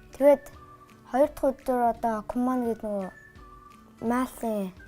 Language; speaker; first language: Mongolian; early bilingual, heritage; Mongolian